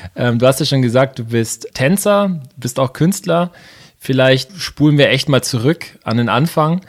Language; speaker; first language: German; native; German